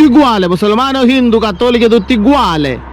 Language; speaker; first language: Italian; non-native, learner; Malayalam